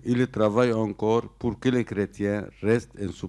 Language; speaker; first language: French; non-native, learner; Arabic